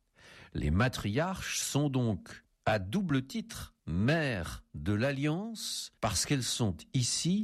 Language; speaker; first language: French; native; French